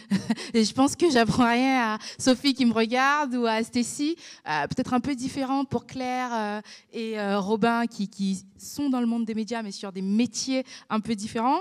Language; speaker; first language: French; native; French